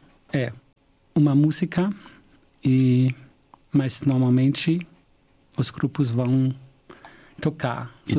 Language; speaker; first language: Portuguese; non-native, fluent; German